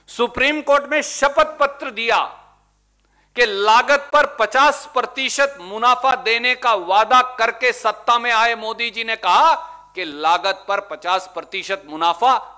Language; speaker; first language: Hindi; native; Hindi